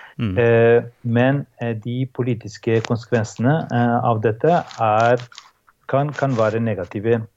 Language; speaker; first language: Norwegian; non-native, fluent; Albanian